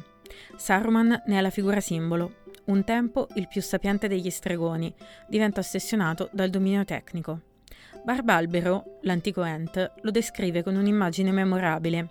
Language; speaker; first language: Italian; native; Italian